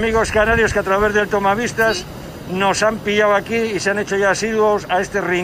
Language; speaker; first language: Spanish; native; Spanish